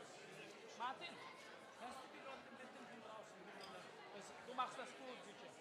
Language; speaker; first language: German; non-native, learner; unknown